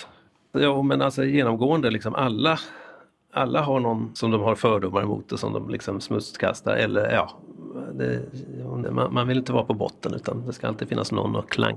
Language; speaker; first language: Swedish; native; Swedish